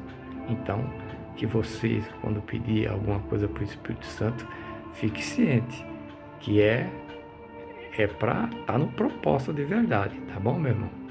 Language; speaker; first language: Portuguese; native; Portuguese